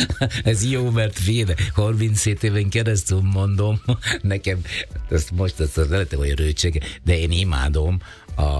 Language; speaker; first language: Hungarian; non-native, fluent; Italian